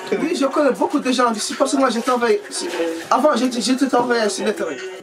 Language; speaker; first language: French; non-native, local second language; Arabic